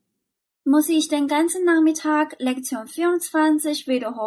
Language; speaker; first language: German; non-native, fluent; Chinese